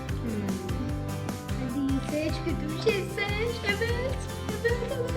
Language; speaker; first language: Turkish; early bilingual, heritage; Turkish